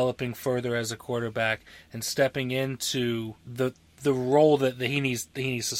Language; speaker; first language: English; native; English